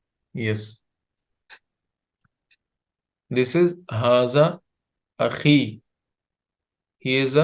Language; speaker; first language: English; non-native, fluent; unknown